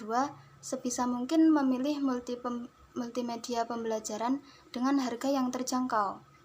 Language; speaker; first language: Indonesian; native; Indonesian